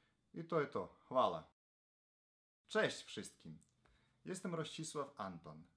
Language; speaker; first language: Polish; non-native, fluent; Slovenian